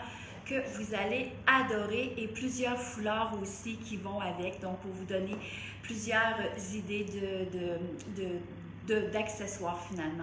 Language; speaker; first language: French; native; French